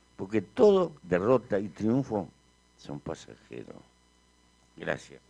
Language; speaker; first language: Spanish; native; Spanish